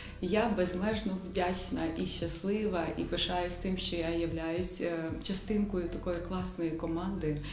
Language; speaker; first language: Ukrainian; native; Ukrainian